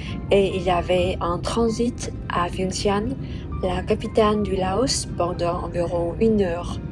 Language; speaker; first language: French; non-native, fluent; Vietnamese